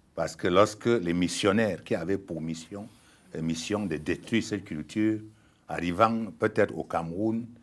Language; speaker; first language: French; non-native, local second language; Ghomala